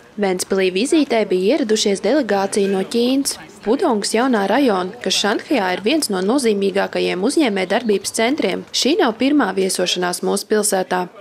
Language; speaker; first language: Latvian; native; Latvian